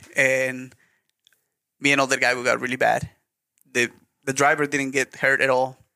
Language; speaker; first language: English; non-native, learner; Spanish